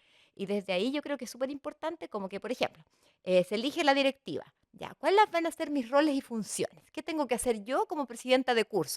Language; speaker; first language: Spanish; native; Spanish